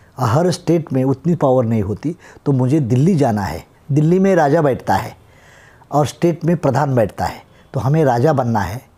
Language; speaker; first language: Hindi; non-native, local second language; Marathi